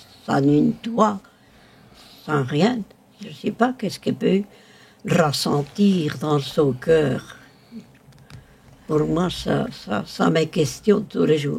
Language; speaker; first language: French; non-native, local second language; Spanish